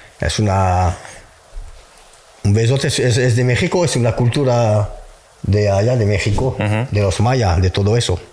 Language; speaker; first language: Spanish; non-native, fluent; French